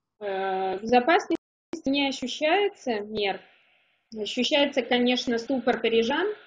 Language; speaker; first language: Russian; native; Russian